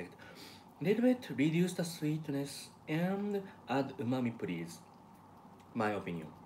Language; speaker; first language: English; non-native, learner; Japanese